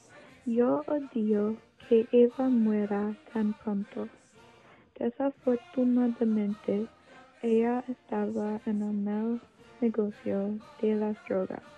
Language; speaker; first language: Spanish; non-native, learner; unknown